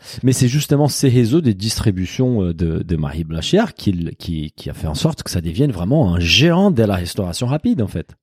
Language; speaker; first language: French; native; French